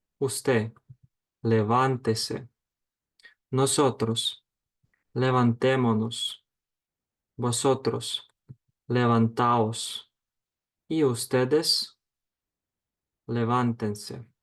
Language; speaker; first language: Spanish; non-native, fluent; Ukrainian